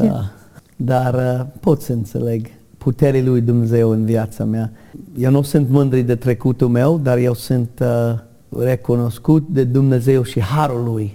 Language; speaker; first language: Romanian; non-native, learner; English